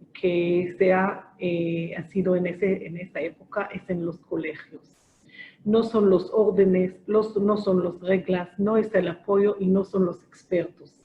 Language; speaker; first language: Spanish; non-native, fluent; Hebrew